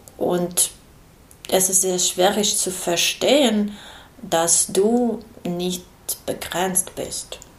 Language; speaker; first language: German; non-native, learner; Ukrainian